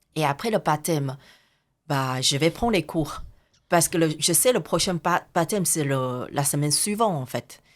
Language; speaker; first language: French; non-native, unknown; Chinese